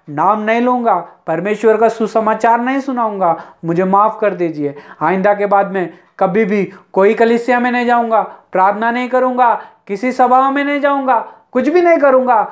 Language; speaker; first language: Hindi; non-native, local second language; Telugu